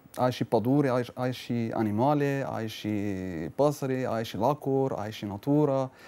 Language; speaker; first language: Romanian; non-native, fluent; Arabic